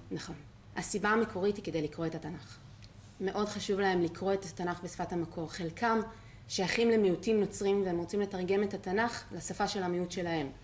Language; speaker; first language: Hebrew; native; Hebrew